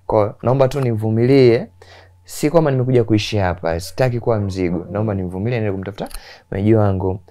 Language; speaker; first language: Swahili; native; Swahili